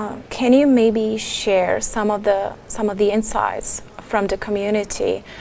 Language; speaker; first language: English; non-native, fluent; Czech